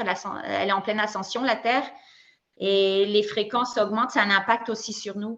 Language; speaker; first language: French; native; French